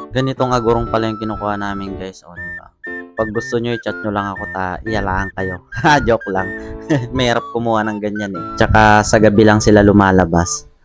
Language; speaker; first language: Filipino; non-native, local second language; Iloko